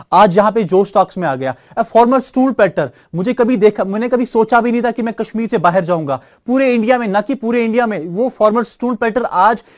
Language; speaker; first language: Hindi; non-native, local second language; Kashmiri